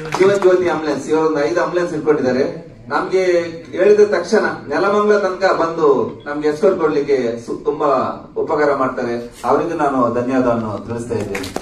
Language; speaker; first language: Kannada; non-native, local second language; Tulu